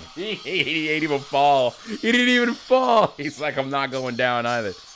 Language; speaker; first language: English; native; English